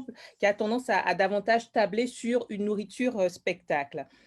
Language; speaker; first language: French; native; French